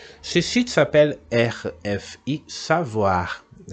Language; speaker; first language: French; non-native, fluent; Portuguese